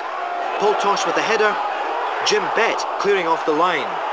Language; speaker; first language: English; native; English